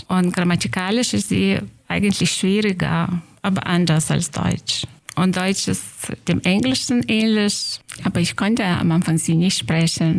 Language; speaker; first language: German; non-native, fluent; Lithuanian